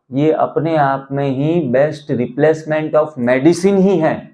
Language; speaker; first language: Hindi; non-native, local second language; Gujarati